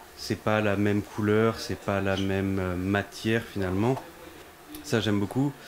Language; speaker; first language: French; native; French